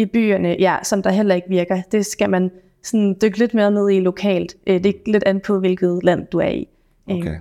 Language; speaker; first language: Danish; native; Danish